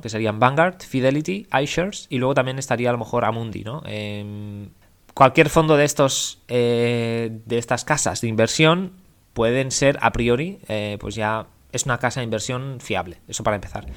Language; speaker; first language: Spanish; native; Spanish